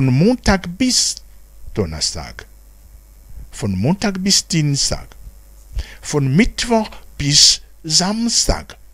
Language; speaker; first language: German; non-native, fluent; Rundi